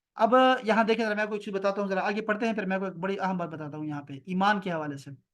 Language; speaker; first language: Urdu; non-native, local second language; Pashto